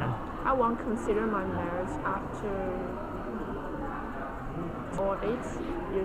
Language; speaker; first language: English; non-native, learner; Chinese